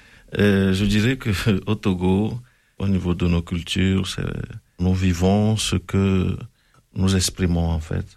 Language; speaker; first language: French; non-native, local second language; Ewe